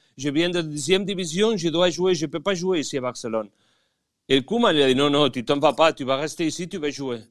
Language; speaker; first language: French; non-native, fluent; Spanish